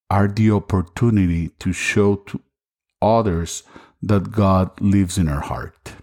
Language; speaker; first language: English; non-native, fluent; Spanish